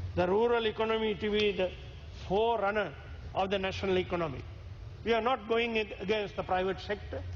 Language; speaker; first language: English; non-native, local second language; Sinhala